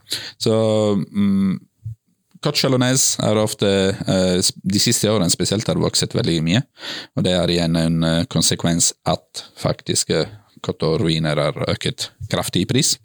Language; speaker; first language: Norwegian; non-native, fluent; Italian